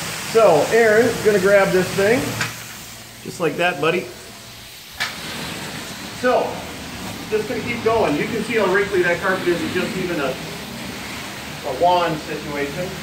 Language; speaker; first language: English; native; English